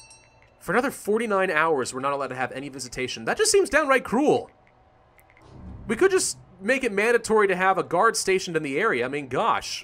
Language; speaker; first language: English; native; English